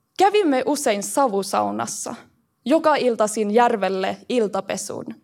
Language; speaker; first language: Finnish; early bilingual, heritage; Finnish